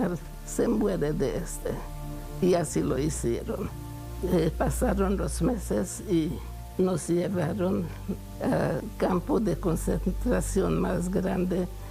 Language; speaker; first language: Spanish; non-native, fluent; Hungarian